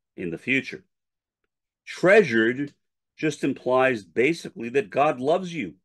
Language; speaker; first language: English; native; English